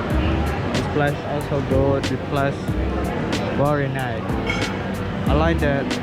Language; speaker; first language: English; non-native, learner; Khmer